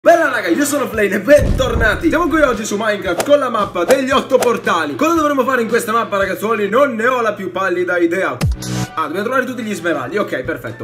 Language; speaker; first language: Italian; native; Italian